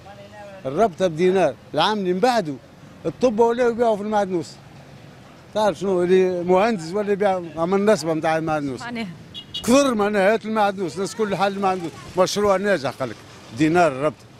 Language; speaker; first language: Arabic; native; Arabic